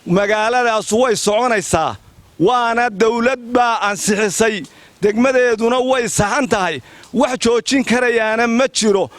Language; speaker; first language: Somali; native; Somali